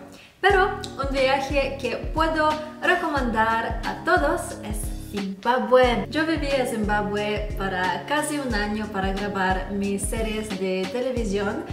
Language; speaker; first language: Spanish; non-native, fluent; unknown